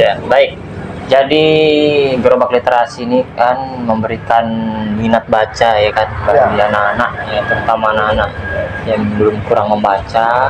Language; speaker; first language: Indonesian; native; Indonesian